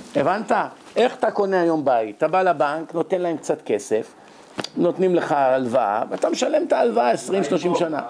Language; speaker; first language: Hebrew; native; Hebrew